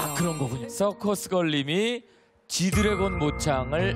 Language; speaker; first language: Korean; native; Korean